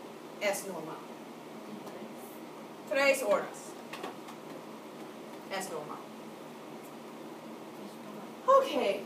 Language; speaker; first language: Spanish; non-native, fluent; English